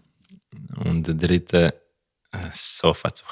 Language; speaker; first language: German; non-native, learner; Croatian